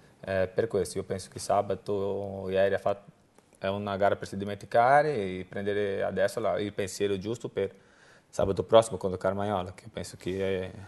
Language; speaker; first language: Italian; non-native, learner; Portuguese